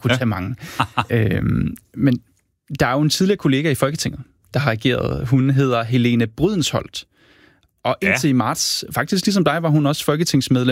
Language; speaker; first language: Danish; native; Danish